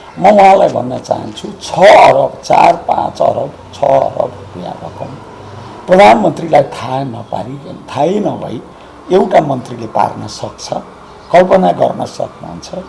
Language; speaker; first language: Nepali; native; Nepali